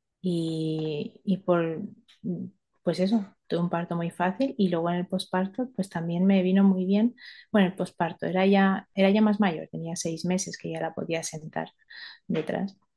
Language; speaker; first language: Spanish; early bilingual, other home language; Romanian